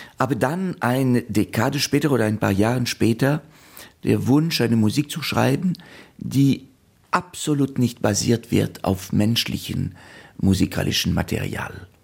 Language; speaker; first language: German; non-native, fluent; French